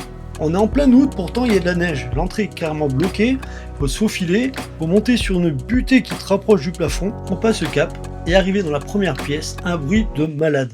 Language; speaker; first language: French; native; French